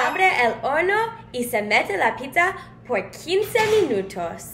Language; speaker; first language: Spanish; non-native, learner; English